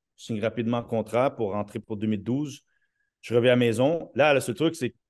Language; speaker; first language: French; native; French